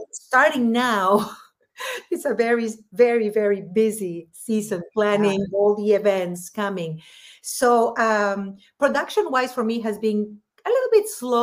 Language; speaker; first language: English; non-native, fluent; Spanish